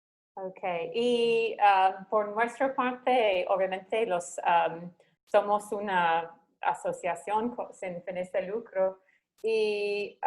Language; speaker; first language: Spanish; non-native, fluent; English